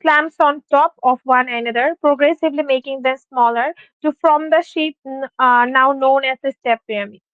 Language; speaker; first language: English; non-native, local second language; Bangla